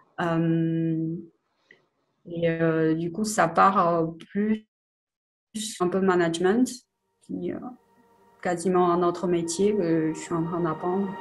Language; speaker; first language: French; non-native, fluent; Chinese